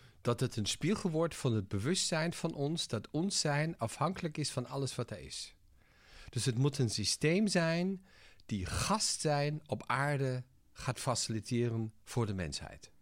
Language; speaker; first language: Dutch; non-native, fluent; German